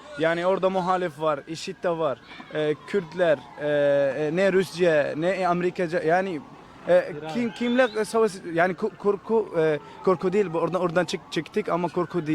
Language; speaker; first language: Turkish; non-native, learner; Arabic